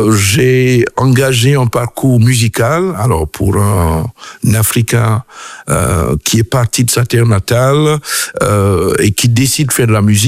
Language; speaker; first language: French; native; French